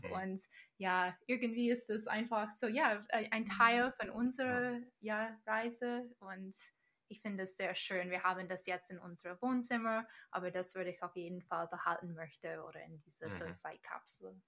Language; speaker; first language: German; non-native, fluent; English